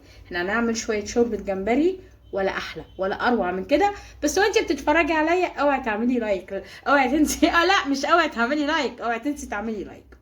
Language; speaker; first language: Arabic; native; Arabic